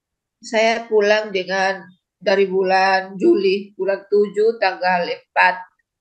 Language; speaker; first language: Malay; non-native, local second language; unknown